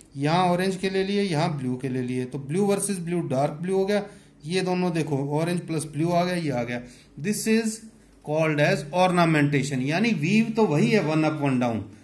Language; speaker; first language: Hindi; native; Hindi